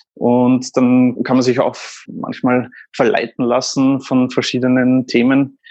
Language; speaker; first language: German; native; German